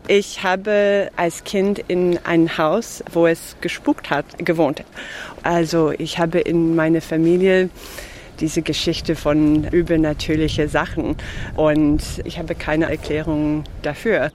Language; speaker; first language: German; non-native, fluent; English